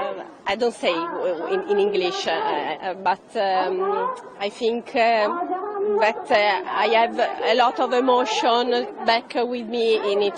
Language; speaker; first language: English; non-native, learner; Italian